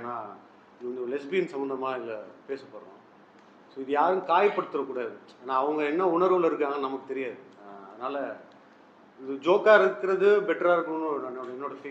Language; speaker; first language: Tamil; native; Tamil